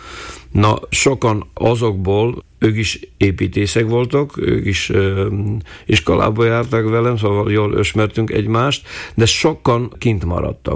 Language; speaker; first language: Hungarian; non-native, local second language; Slovak